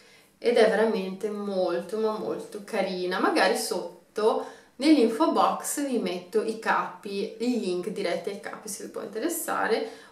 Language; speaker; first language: Italian; native; Italian